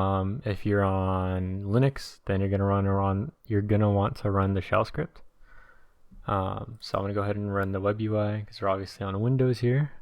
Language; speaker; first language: English; native; English